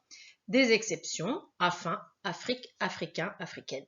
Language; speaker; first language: French; native; French